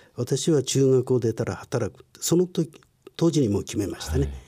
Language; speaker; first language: Japanese; native; Japanese